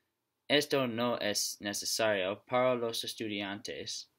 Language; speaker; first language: Spanish; non-native, learner; English